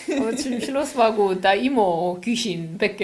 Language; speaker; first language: German; non-native, learner; Korean